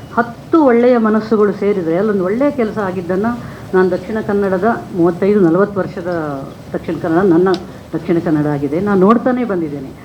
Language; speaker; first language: Kannada; native; Kannada